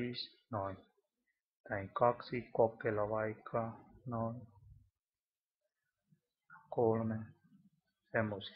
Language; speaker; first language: Finnish; non-native, learner; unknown